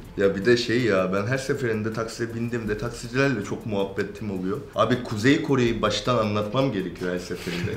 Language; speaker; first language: Turkish; non-native, fluent; Korean